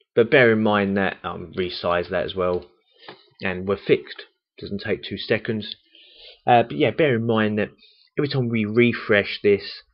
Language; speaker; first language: English; native; English